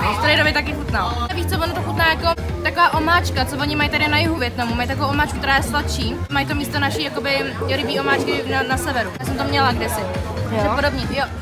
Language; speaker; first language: Czech; early bilingual, other home language; Vietnamese